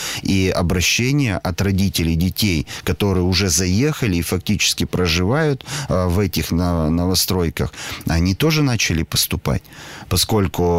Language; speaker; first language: Russian; native; Russian